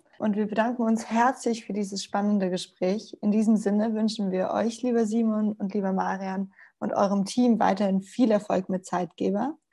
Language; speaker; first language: German; non-native, fluent; Spanish